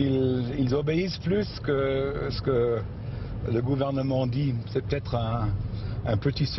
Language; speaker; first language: French; non-native, fluent; German